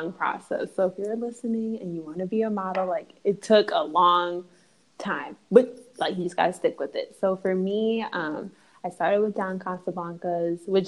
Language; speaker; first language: English; native; English